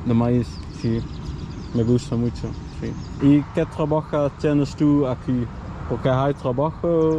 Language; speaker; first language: Spanish; non-native, learner; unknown